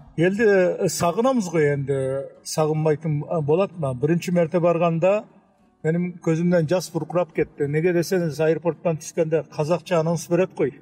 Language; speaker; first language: Kazakh; early bilingual, heritage; Kazakh